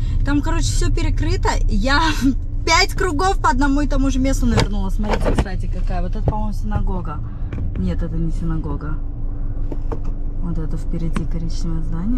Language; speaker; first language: Russian; native; Russian